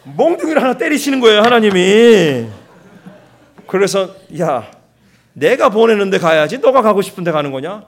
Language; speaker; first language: Korean; early bilingual, heritage; Korean